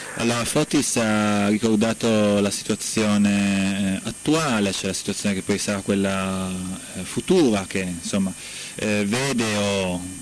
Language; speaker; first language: Italian; native; Italian